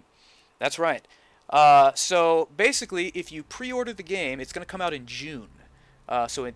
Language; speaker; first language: English; native; English